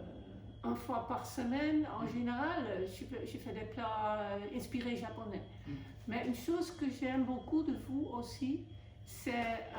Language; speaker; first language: French; non-native, fluent; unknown